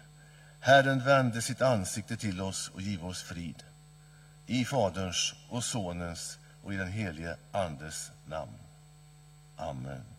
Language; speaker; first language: Swedish; native; Swedish